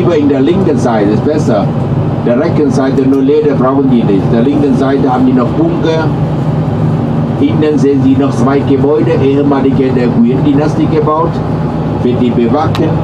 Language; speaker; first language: German; non-native, learner; Vietnamese